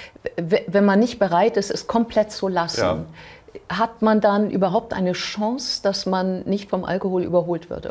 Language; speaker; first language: German; native; German